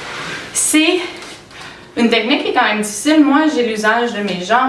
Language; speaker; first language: French; native; French